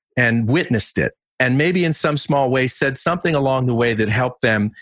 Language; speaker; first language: English; native; English